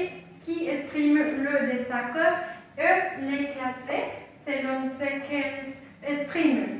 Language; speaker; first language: French; non-native, fluent; Spanish